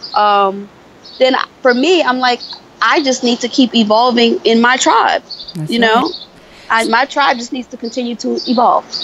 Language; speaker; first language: English; native; English